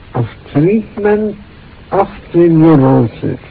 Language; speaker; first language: English; non-native, fluent; German